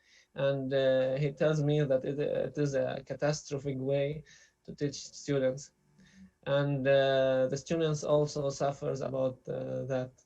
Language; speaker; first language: English; non-native, learner; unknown